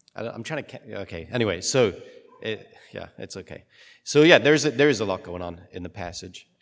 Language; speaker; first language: English; native; English